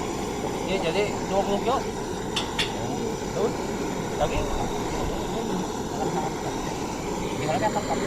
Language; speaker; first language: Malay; non-native, local second language; Sundanese